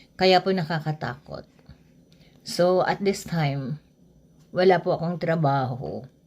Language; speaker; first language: Filipino; native; Filipino